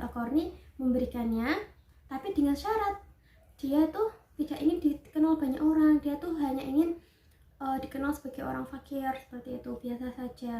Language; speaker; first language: Indonesian; native; Indonesian